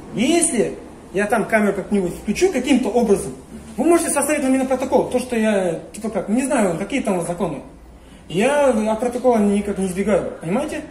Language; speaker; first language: Russian; non-native, local second language; Kazakh